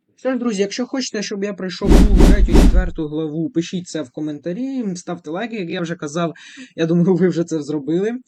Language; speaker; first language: Ukrainian; non-native, local second language; Russian